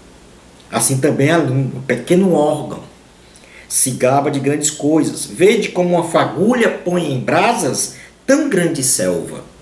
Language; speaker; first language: Portuguese; native; Portuguese